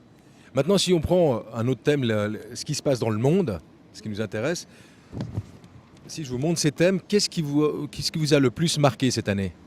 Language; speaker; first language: French; native; French